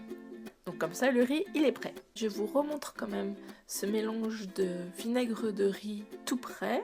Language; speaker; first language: French; native; French